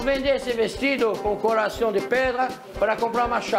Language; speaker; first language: Portuguese; non-native, fluent; French